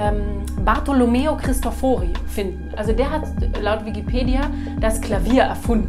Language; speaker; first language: German; native; German